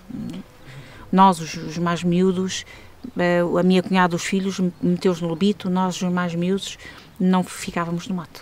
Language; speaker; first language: Portuguese; native; Portuguese